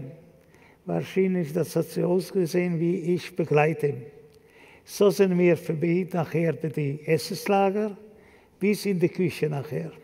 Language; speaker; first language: German; non-native, fluent; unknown